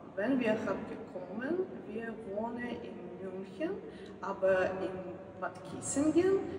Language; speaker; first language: German; non-native, learner; Ukrainian